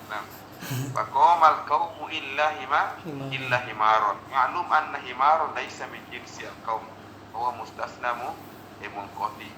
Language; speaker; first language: Arabic; non-native, fluent; Indonesian